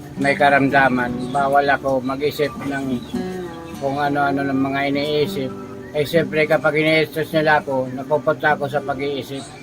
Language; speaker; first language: Filipino; non-native, local second language; Waray